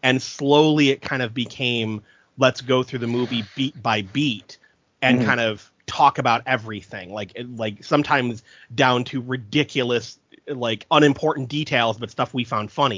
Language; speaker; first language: English; native; English